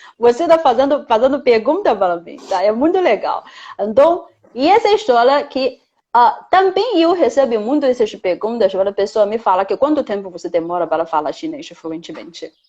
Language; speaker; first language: Portuguese; non-native, fluent; Chinese